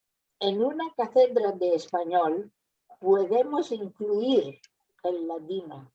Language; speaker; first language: Spanish; early bilingual, heritage; Ladino